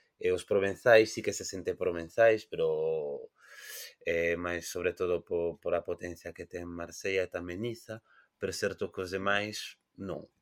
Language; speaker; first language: Galician; non-native, fluent; French